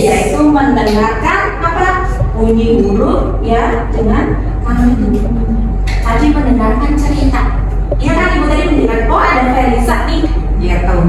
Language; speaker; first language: Indonesian; native; Indonesian